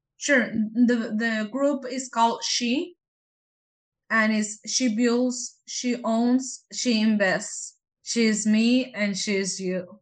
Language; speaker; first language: English; non-native, fluent; Spanish